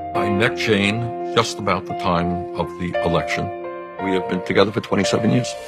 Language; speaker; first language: English; native; English